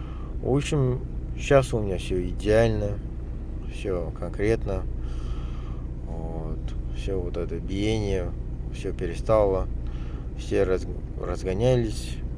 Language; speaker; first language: Russian; non-native, local second language; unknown